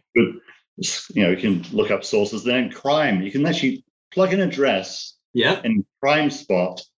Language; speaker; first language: English; native; English